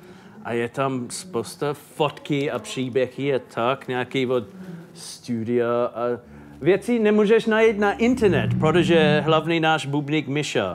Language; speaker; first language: Czech; non-native, fluent; English